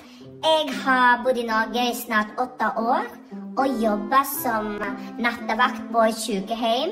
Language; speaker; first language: Norwegian; non-native, fluent; Iloko